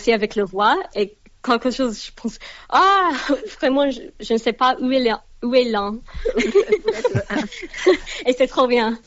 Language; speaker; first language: French; non-native, learner; English